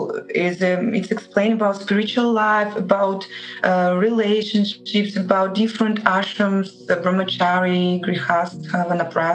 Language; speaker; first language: English; non-native, learner; Russian